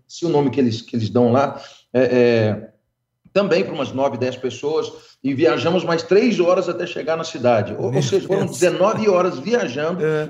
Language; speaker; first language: Portuguese; early bilingual, other home language; English